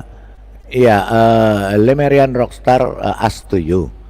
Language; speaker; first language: English; non-native, learner; Indonesian